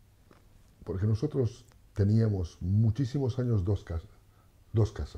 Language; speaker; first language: Spanish; non-native, fluent; Bosnian